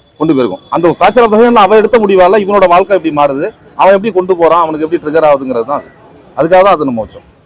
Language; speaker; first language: Tamil; native; Tamil